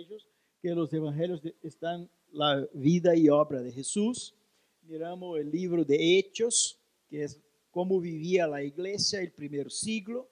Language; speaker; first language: Spanish; non-native, learner; Portuguese